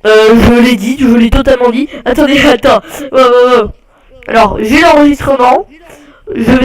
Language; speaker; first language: French; native; French